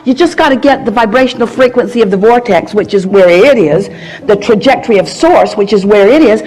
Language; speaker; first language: English; native; English